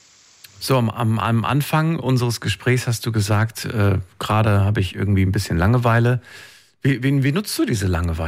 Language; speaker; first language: German; native; German